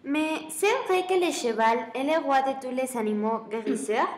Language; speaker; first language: French; non-native, learner; Spanish